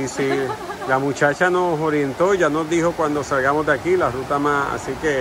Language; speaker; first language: Spanish; native; Spanish